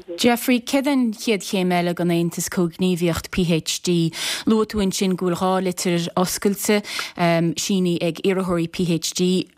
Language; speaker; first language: Irish; native; Irish